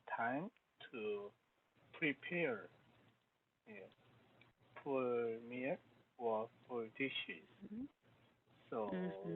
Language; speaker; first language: English; non-native, learner; Korean